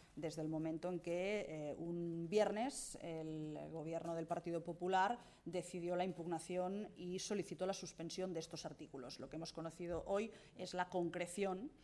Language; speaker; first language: Spanish; non-native, local second language; Catalan